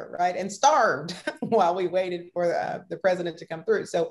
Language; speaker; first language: English; native; English